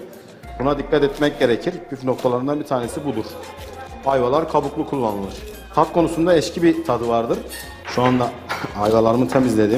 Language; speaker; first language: Turkish; native; Turkish